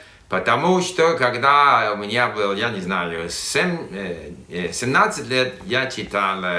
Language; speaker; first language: Russian; non-native, fluent; English